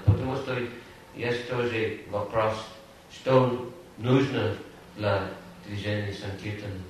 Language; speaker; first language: Russian; non-native, fluent; English